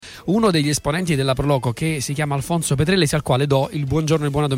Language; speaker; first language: Italian; native; Italian